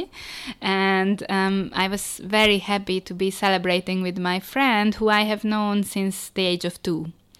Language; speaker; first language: English; non-native, fluent; Hungarian